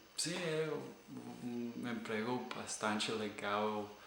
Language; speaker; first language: Portuguese; non-native, fluent; English